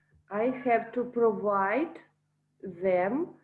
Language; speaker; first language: English; non-native, learner; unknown